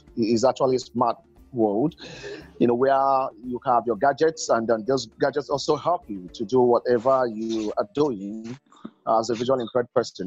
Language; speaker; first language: English; non-native, local second language; Igbo